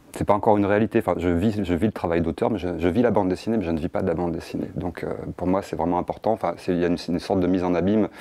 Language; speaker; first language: French; native; French